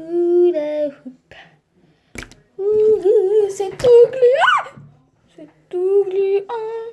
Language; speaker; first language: French; native; French